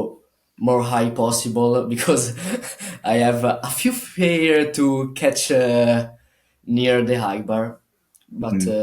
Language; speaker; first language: English; non-native, learner; Italian